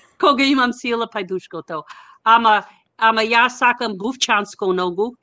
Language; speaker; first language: Macedonian; non-native, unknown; English